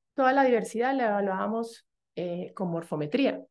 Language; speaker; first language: Spanish; native; Spanish